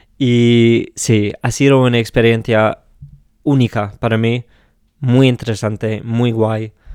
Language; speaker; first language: Spanish; non-native, fluent; English